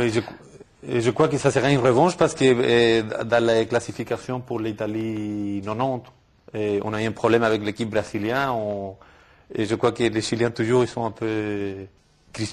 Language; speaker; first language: French; non-native, fluent; Spanish